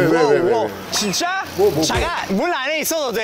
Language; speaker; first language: Korean; non-native, fluent; English